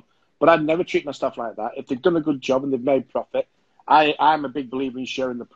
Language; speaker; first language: English; native; English